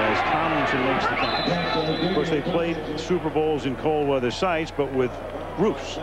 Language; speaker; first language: English; native; English